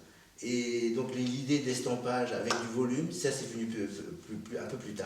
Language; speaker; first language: French; early bilingual, other home language; Korean